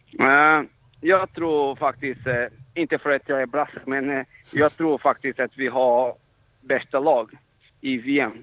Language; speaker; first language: Swedish; non-native, fluent; Portuguese